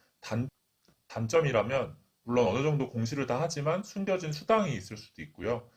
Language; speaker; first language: Korean; native; Korean